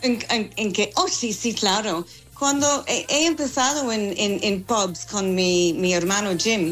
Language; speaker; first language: Spanish; non-native, fluent; English